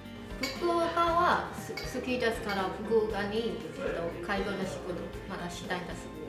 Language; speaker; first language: Japanese; non-native, learner; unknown